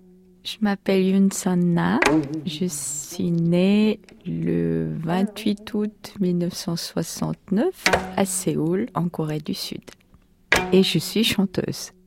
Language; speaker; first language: French; non-native, fluent; Korean